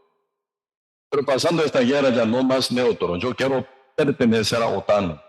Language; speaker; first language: Spanish; non-native, learner; Korean